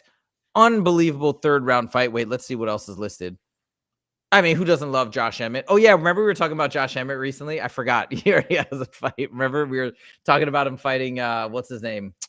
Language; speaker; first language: English; native; English